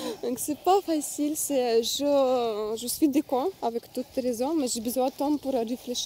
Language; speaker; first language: French; non-native, learner; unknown